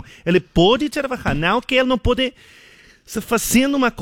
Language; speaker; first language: Portuguese; non-native, learner; Spanish